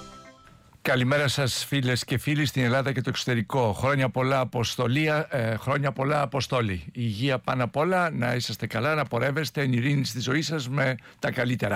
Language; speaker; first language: Greek; native; Greek